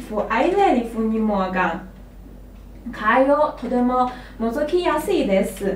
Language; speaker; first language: Japanese; non-native, learner; Chinese